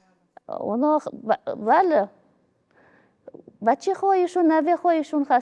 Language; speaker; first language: Persian; non-native, fluent; Kazakh